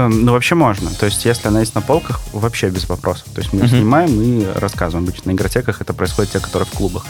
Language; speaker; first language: Russian; native; Russian